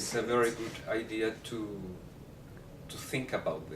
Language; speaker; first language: English; non-native, fluent; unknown